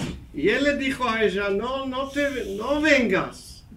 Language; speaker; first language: Spanish; non-native, fluent; Hebrew